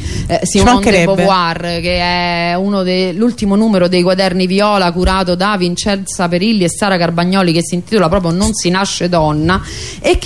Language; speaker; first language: Italian; native; Italian